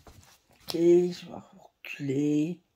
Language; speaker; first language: French; native; French